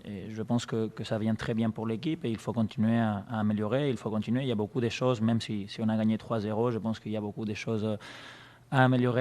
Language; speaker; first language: French; non-native, fluent; Spanish